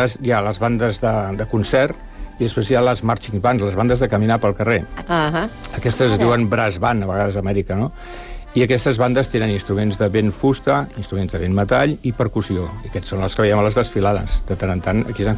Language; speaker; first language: Catalan; native; Catalan